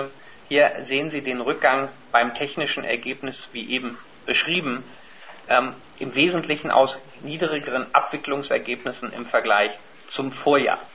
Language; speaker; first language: German; native; German